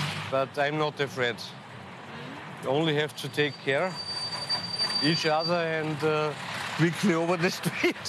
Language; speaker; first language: English; non-native, learner; German